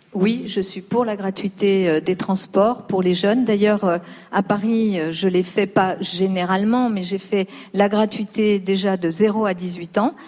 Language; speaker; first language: French; early bilingual, other home language; Spanish